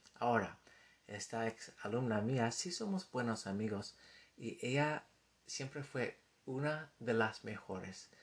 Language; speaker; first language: Spanish; non-native, fluent; English